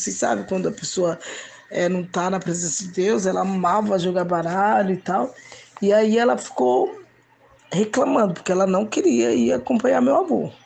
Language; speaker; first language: Portuguese; native; Portuguese